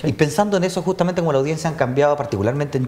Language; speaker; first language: Spanish; native; Spanish